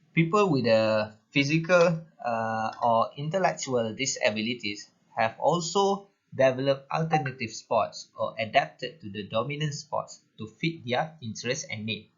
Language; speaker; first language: English; non-native, local second language; Malay